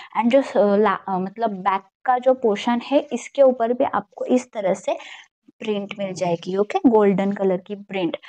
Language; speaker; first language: Hindi; non-native, local second language; Marathi